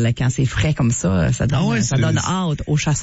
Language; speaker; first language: French; native; French